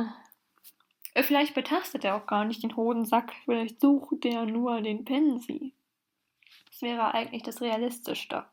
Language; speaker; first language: German; native; German